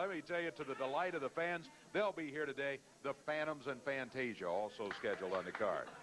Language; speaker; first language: English; native; English